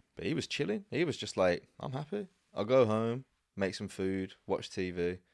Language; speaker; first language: English; native; English